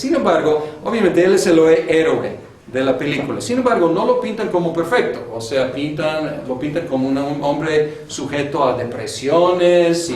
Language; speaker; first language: Spanish; non-native, fluent; English